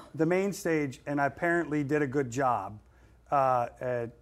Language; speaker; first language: English; native; English